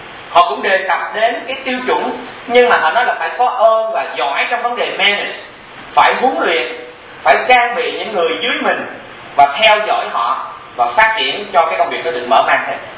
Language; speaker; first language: Vietnamese; early bilingual, heritage; Vietnamese